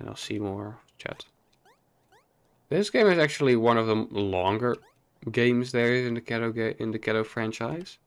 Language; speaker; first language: English; non-native, fluent; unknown